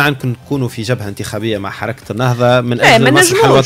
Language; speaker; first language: Arabic; native; Arabic